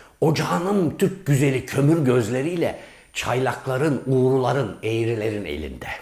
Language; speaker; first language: Turkish; native; Turkish